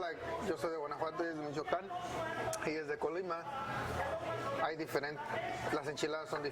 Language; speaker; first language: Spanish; native; Spanish